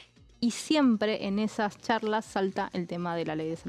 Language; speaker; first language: Spanish; native; Spanish